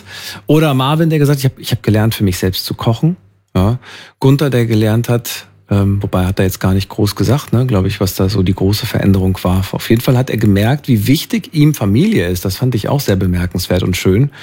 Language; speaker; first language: German; native; German